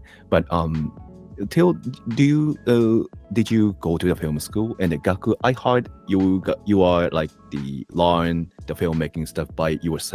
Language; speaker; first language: English; non-native, learner; Japanese